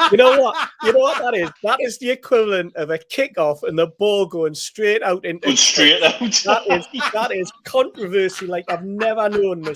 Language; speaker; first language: English; native; English